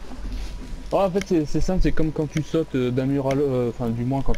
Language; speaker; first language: French; native; French